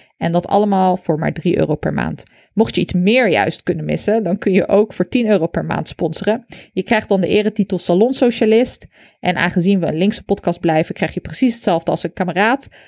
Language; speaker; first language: Dutch; early bilingual, other home language; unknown